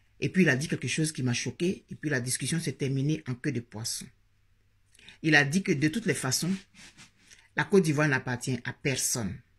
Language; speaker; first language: French; native; French